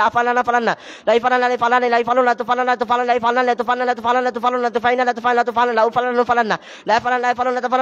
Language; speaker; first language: Arabic; non-native, learner; Bangla